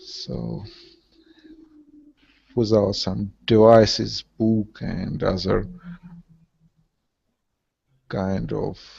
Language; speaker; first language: English; non-native, learner; Russian